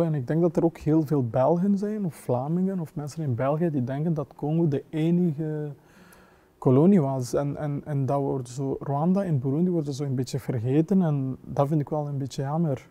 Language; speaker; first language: Dutch; non-native, fluent; Kinyarwanda